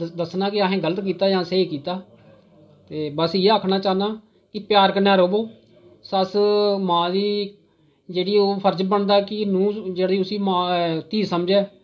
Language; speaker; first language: Punjabi; non-native, local second language; Dogri